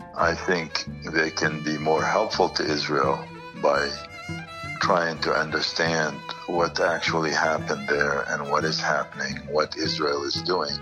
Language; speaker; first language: English; non-native, fluent; Arabic